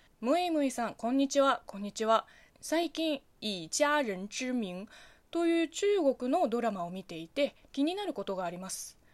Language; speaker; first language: Japanese; non-native, fluent; Chinese